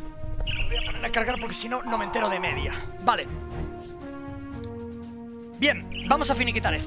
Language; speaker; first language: Spanish; native; Spanish